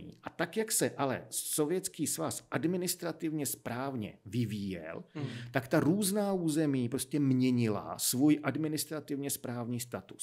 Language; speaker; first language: Czech; native; Czech